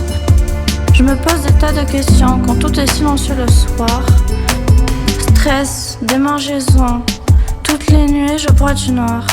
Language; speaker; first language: French; native; French